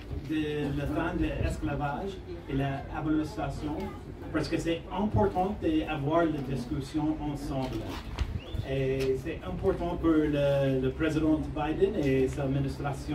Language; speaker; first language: French; non-native, fluent; English